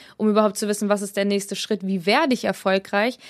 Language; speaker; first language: German; native; German